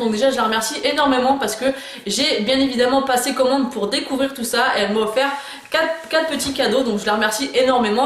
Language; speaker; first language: French; native; French